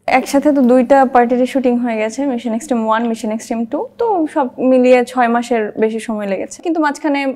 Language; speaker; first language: Bangla; native; Bangla